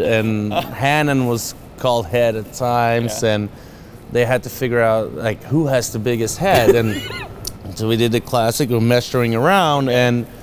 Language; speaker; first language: English; non-native, fluent; Swedish